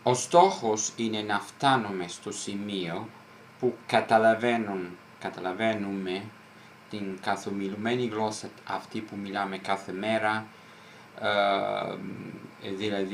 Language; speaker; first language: Greek; non-native, fluent; Italian